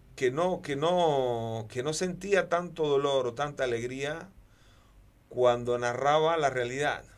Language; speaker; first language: Spanish; native; Spanish